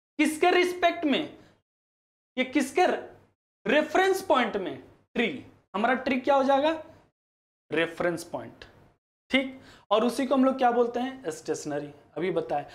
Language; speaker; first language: Hindi; native; Hindi